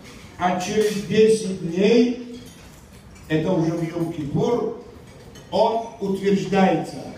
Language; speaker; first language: Russian; non-native, local second language; Tajik